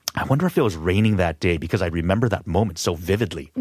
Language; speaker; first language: English; native; English